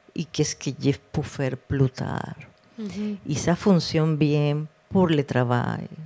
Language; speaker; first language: French; non-native, fluent; Spanish